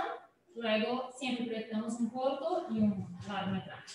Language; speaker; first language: Spanish; non-native, fluent; Portuguese